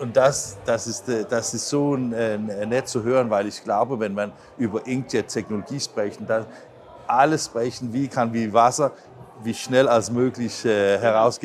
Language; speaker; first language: German; non-native, learner; Danish